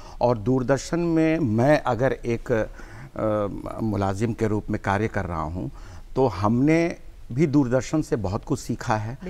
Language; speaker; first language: Hindi; native; Hindi